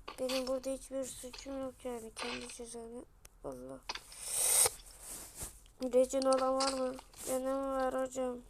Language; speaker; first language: Turkish; native; Turkish